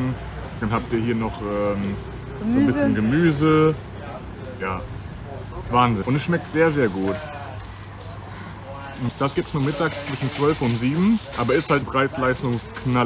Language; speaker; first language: German; native; German